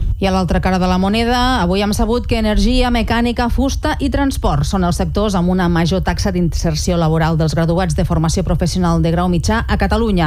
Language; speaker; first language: Catalan; native; Catalan